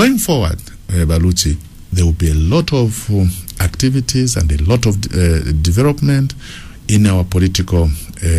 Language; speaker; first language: English; non-native, local second language; Bemba